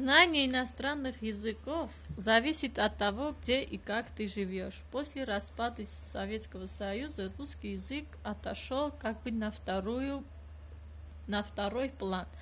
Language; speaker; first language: Russian; non-native, fluent; Armenian